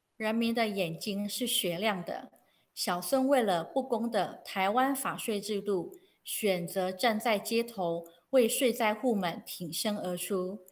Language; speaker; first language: Chinese; native; Chinese